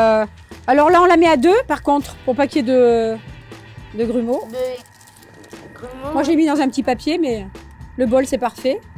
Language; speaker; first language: French; native; French